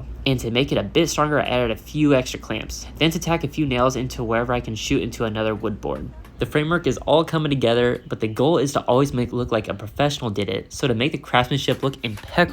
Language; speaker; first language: English; native; English